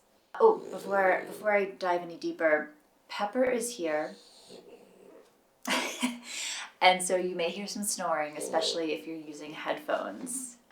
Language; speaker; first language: English; native; English